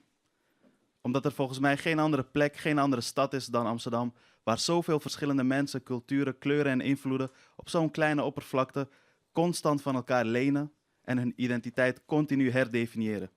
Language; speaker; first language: Dutch; early bilingual, other home language; Persian